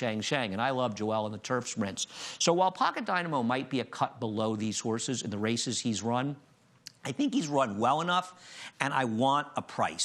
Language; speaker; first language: English; native; English